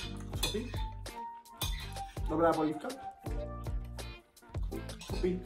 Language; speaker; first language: Indonesian; non-native, learner; Czech